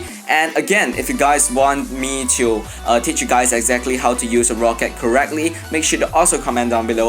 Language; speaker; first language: English; non-native, fluent; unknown